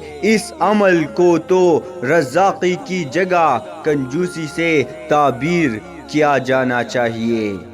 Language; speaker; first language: Urdu; native; Urdu